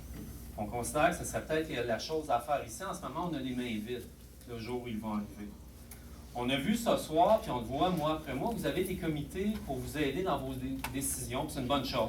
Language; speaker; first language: French; native; French